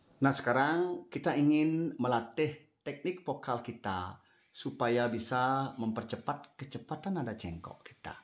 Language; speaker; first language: Indonesian; non-native, local second language; Balinese